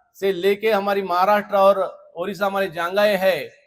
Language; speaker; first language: Hindi; non-native, local second language; Marathi